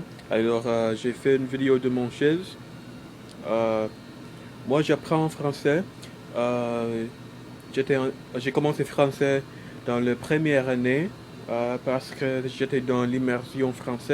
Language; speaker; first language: French; non-native, local second language; English